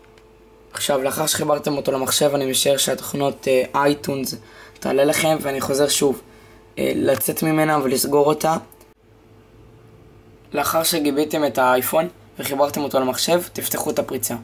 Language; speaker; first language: Hebrew; native; Hebrew